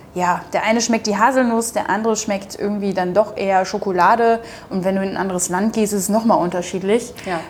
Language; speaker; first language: German; native; German